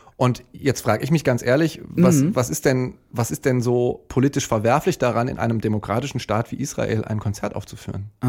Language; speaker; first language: German; native; German